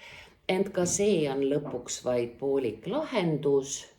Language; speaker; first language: Estonian; native; Estonian